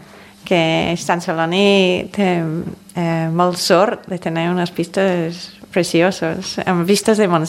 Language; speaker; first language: Catalan; non-native, fluent; English